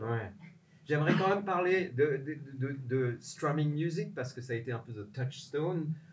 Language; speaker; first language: French; native; French